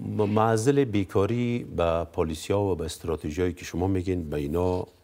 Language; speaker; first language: Persian; native; Persian